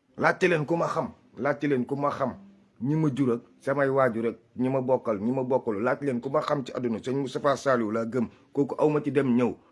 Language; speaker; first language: Wolof; non-native, local second language; Fula